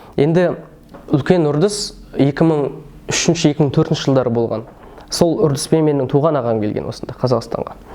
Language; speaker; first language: Kazakh; early bilingual, heritage; Kazakh